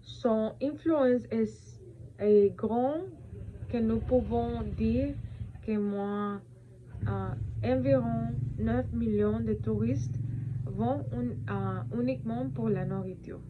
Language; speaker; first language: French; non-native, learner; Spanish